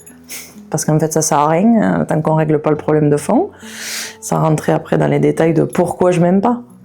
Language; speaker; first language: French; native; French